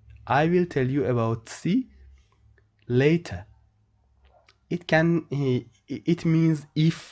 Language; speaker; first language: English; non-native, fluent; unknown